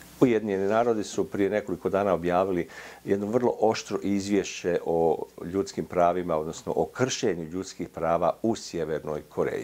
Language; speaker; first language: Serbian; native; Serbian